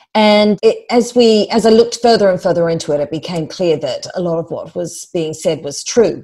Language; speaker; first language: English; native; English